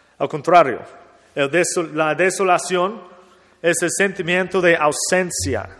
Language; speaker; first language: Spanish; non-native, fluent; English